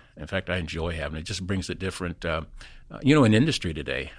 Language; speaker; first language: English; native; English